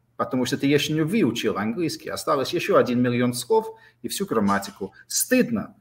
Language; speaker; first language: Russian; non-native, fluent; English